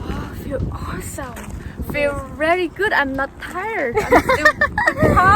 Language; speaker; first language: English; non-native, learner; Thai